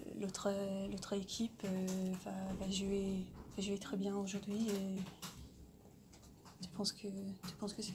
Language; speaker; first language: French; non-native, learner; English